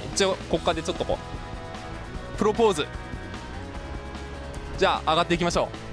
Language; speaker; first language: Japanese; early bilingual, heritage; Japanese